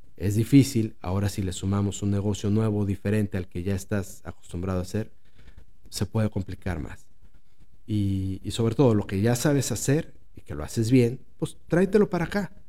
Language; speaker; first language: Spanish; native; Spanish